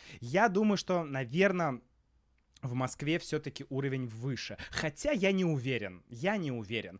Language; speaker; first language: Russian; native; Russian